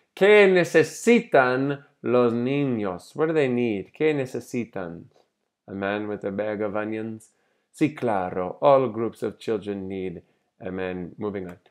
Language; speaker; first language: Spanish; non-native, fluent; English